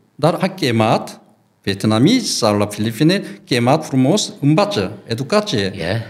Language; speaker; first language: Romanian; non-native, learner; Korean